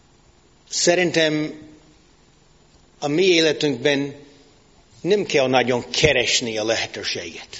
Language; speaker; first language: Hungarian; non-native, fluent; English